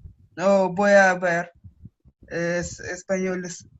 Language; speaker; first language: Spanish; non-native, learner; Russian